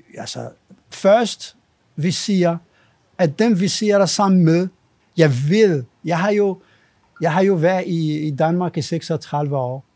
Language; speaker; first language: Danish; non-native, fluent; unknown